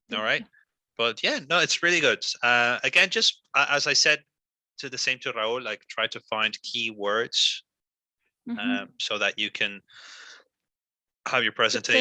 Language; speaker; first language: English; non-native, fluent; Spanish